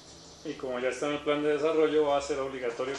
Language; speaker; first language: Spanish; native; Spanish